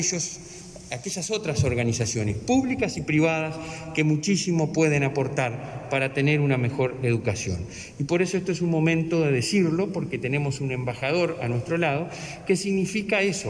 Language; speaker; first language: Spanish; native; Spanish